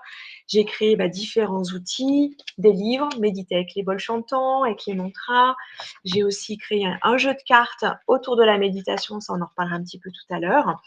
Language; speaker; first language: French; native; French